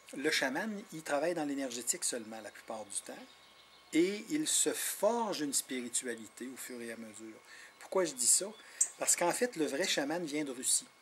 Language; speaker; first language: French; non-native, local second language; Innu-aimun